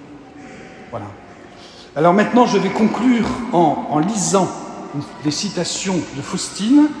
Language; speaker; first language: French; native; French